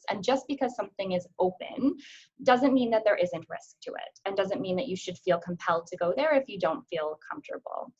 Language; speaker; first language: English; native; English